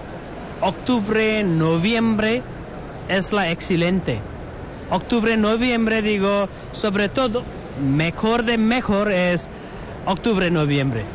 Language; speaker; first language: Spanish; non-native, learner; Nepali